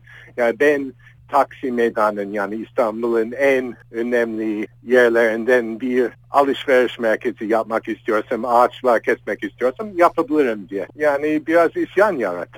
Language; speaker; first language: Turkish; non-native, fluent; English